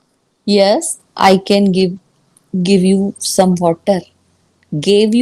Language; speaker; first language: English; non-native, learner; Hindi